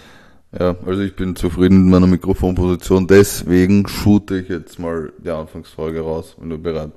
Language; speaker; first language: German; native; German